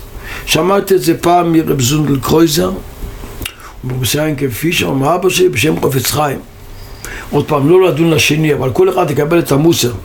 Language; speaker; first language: Hebrew; non-native, local second language; Yiddish